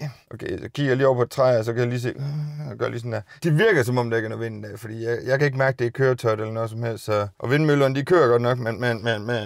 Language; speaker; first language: Danish; native; Danish